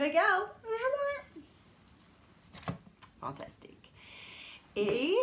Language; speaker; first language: French; non-native, learner; English